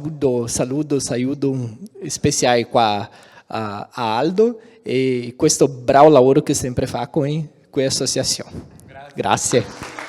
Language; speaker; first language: Italian; non-native, learner; Portuguese